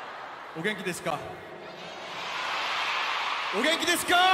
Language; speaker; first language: Japanese; non-native, learner; Korean